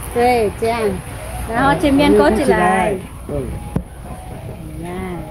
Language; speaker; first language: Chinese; non-native, learner; Filipino